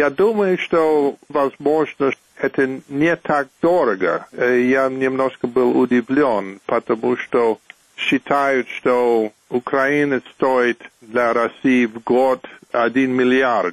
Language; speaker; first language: Russian; non-native, fluent; English